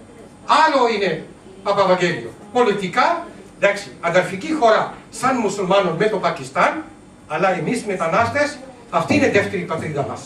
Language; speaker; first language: Greek; non-native, learner; Urdu